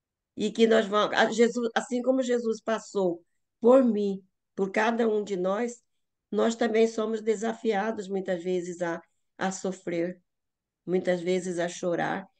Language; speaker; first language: Portuguese; native; Portuguese